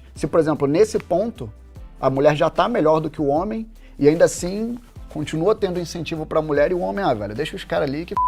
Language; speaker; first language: Portuguese; native; Portuguese